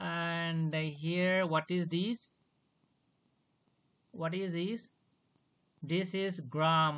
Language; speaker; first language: English; non-native, local second language; Manipuri